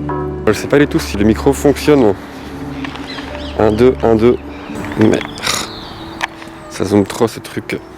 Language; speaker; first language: French; native; French